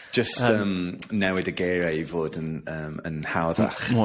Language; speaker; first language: Welsh; non-native, local second language; English